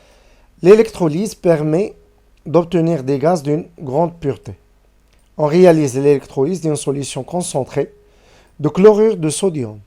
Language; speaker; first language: French; non-native, local second language; Arabic